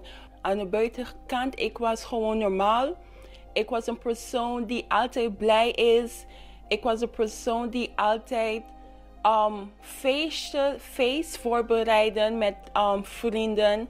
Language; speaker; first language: Dutch; non-native, local second language; English